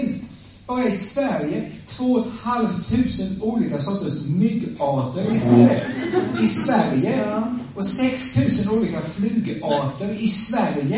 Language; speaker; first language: Swedish; native; Swedish